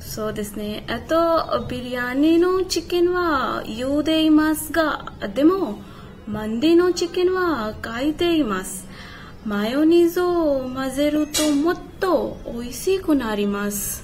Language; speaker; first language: Japanese; non-native, learner; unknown